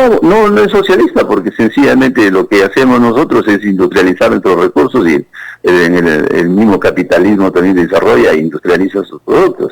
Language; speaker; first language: Spanish; native; Spanish